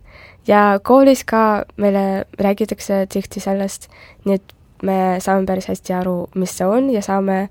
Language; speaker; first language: Estonian; non-native, local second language; Russian